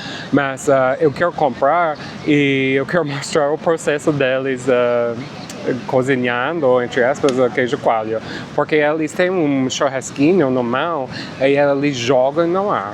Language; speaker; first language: Portuguese; non-native, fluent; English